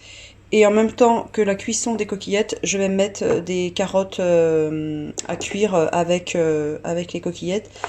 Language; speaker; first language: French; native; French